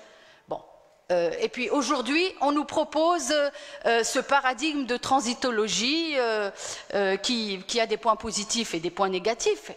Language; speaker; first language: French; non-native, local second language; Arabic